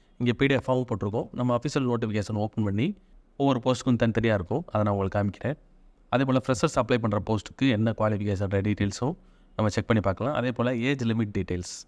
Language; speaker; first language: Tamil; native; Tamil